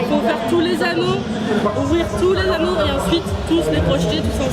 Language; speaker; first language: French; native; French